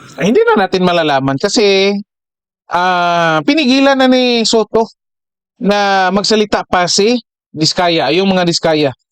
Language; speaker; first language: Filipino; native; Filipino